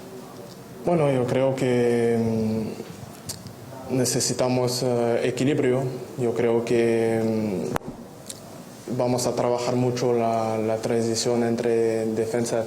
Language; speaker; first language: Spanish; non-native, fluent; French